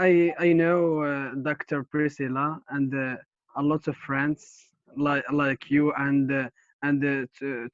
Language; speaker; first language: English; non-native, learner; Arabic